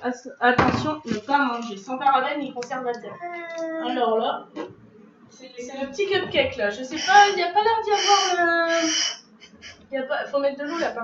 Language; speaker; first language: French; native; French